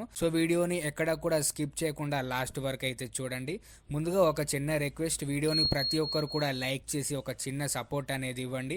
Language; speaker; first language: Telugu; native; Telugu